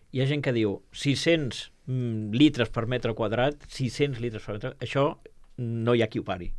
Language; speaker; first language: Catalan; native; Catalan